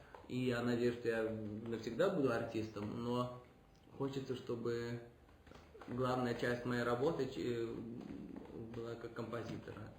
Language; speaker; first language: Russian; early bilingual, heritage; Russian